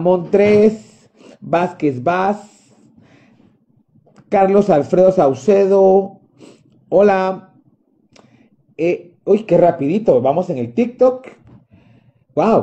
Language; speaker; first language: Spanish; native; Spanish